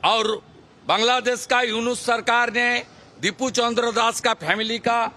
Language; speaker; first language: Hindi; non-native, local second language; Bangla